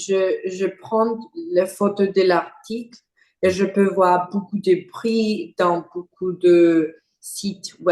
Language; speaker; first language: French; non-native, learner; English